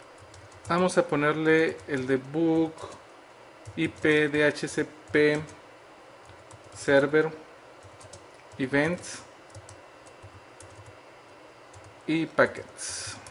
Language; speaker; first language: Spanish; native; Spanish